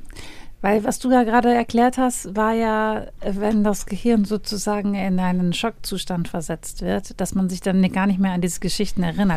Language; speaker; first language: German; native; German